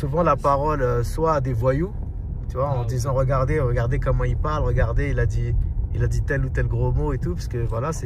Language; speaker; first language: French; early bilingual, other home language; Arabic